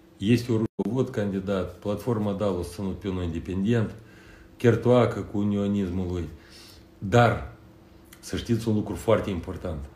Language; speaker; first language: Romanian; non-native, local second language; Russian